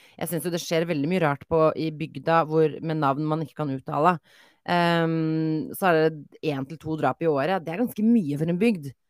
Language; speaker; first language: Norwegian; native; Norwegian